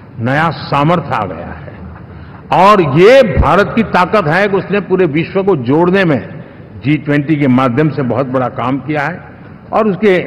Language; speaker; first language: Hindi; non-native, local second language; Gujarati